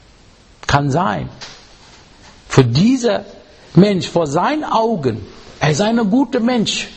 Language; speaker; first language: German; non-native, learner; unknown